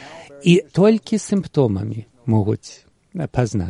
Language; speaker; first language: Belarusian; early bilingual, heritage; Belarusian